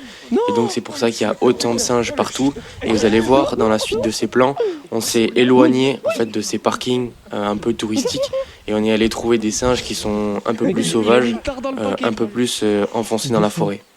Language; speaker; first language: French; native; French